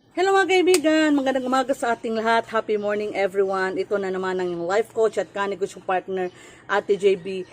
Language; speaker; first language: Filipino; non-native, local second language; Cebuano